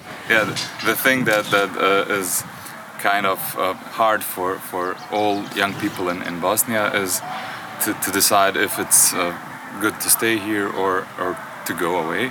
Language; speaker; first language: English; non-native, fluent; Croatian